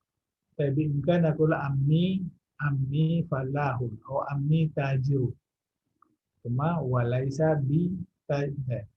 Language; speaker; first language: Arabic; non-native, fluent; Indonesian